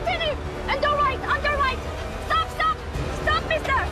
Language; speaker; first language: English; non-native, learner; French